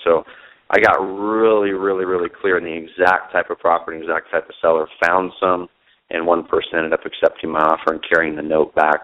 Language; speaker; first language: English; native; English